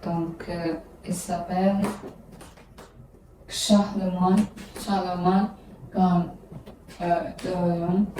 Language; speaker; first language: French; non-native, learner; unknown